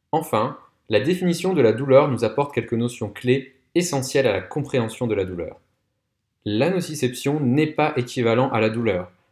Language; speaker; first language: French; native; French